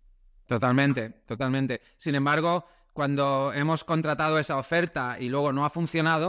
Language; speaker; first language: Spanish; native; Spanish